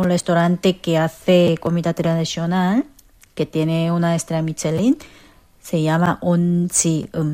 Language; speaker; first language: Spanish; non-native, fluent; Korean